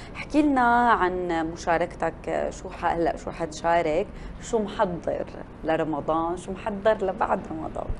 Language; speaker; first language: Arabic; native; Arabic